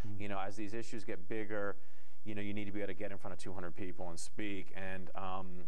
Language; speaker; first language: English; native; English